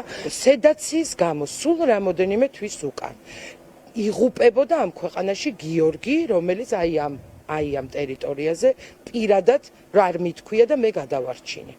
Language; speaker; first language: Georgian; native; Georgian